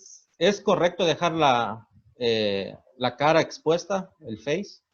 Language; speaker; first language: Spanish; native; Spanish